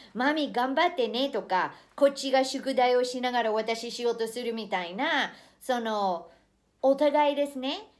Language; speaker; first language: Japanese; non-native, fluent; English